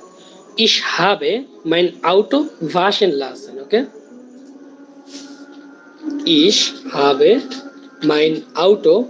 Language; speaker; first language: German; non-native, learner; Bangla